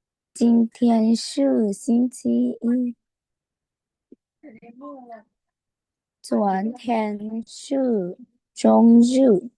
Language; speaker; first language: Chinese; non-native, learner; Lao